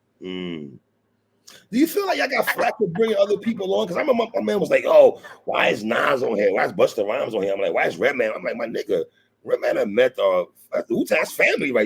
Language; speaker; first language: English; native; English